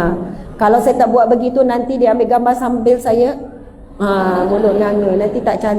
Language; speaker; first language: Malay; native; Malay